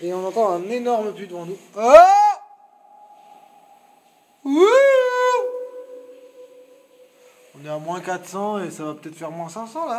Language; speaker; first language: French; native; French